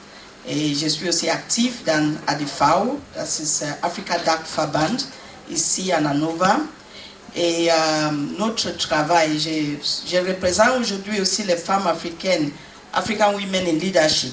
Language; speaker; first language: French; non-native, learner; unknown